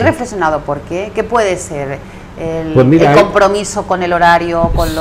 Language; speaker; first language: Spanish; native; Spanish